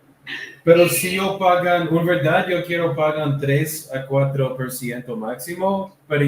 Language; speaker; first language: Spanish; non-native, learner; English